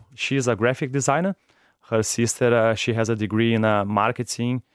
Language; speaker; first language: English; non-native, fluent; Portuguese